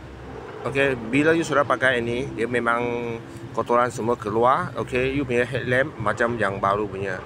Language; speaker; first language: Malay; non-native, local second language; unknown